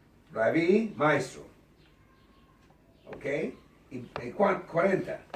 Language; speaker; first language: Spanish; non-native, learner; English